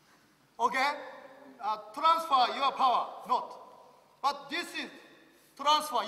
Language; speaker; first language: English; non-native, learner; Japanese